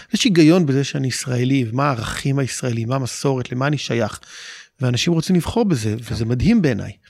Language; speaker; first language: Hebrew; native; Hebrew